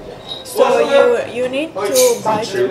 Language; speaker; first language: English; non-native, fluent; Italian